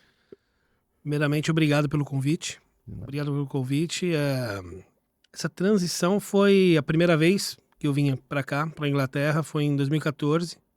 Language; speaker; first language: Portuguese; native; Portuguese